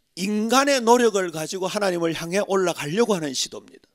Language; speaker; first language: Korean; native; Korean